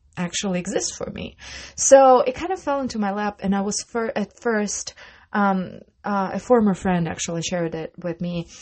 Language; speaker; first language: English; non-native, fluent; Russian